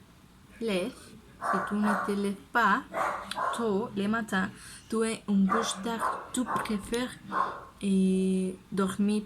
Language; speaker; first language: French; non-native, learner; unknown